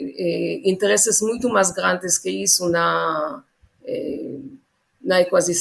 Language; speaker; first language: Portuguese; non-native, fluent; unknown